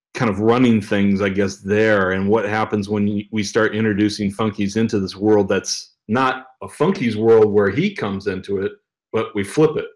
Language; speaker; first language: English; native; English